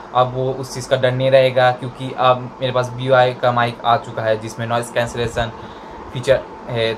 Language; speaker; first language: Hindi; non-native, local second language; Bangla